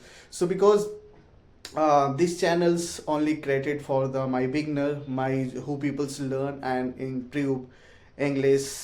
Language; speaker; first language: English; non-native, learner; Hindi